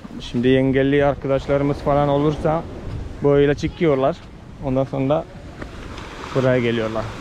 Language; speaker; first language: Turkish; non-native, fluent; Malayalam